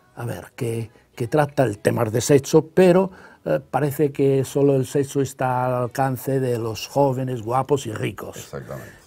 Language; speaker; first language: Spanish; non-native, local second language; Catalan